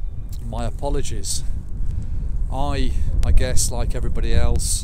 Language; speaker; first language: English; native; English